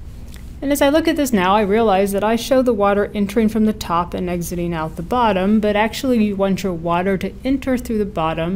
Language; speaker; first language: English; native; English